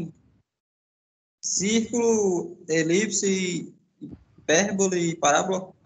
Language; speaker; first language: Portuguese; native; Portuguese